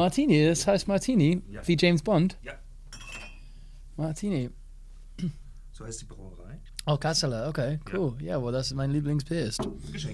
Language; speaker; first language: German; non-native, learner; English